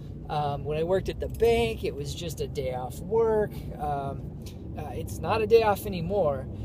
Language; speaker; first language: English; native; English